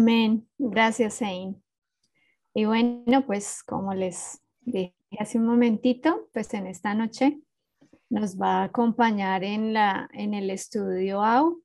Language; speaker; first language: Spanish; native; Spanish